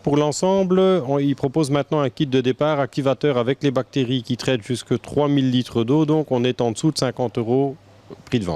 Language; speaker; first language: French; native; French